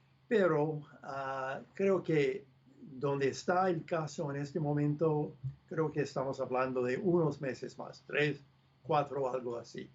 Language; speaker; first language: Spanish; non-native, fluent; English